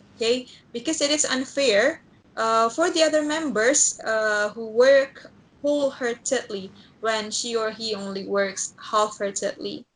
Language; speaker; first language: English; non-native, learner; Indonesian